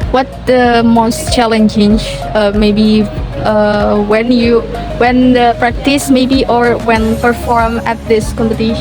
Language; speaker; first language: English; non-native, learner; Indonesian